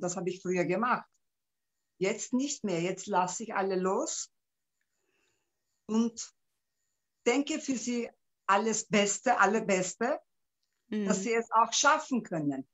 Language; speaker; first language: German; non-native, local second language; Turkish